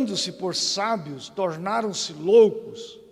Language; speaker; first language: Portuguese; native; Portuguese